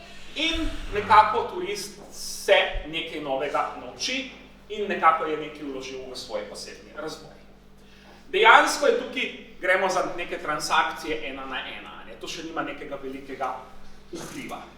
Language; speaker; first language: Slovenian; native; Slovenian